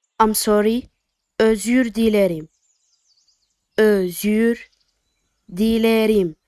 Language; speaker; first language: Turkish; non-native, fluent; Arabic